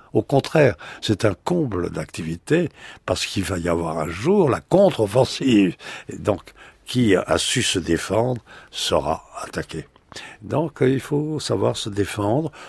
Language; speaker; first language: French; native; French